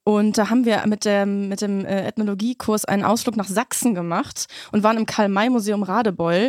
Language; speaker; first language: German; native; German